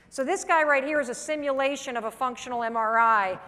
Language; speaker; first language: English; native; English